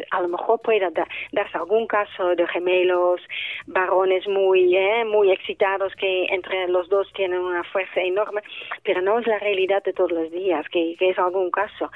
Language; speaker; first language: Spanish; non-native, fluent; Dutch